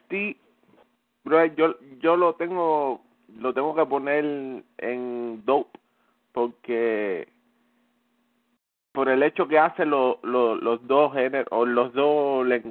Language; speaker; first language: Spanish; early bilingual, heritage; Spanish